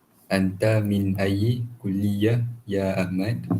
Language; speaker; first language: Arabic; non-native, learner; Malay